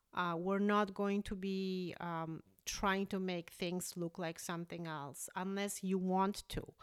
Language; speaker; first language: English; early bilingual, other home language; Polish